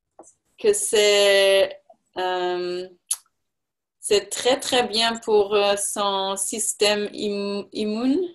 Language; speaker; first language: French; non-native, learner; German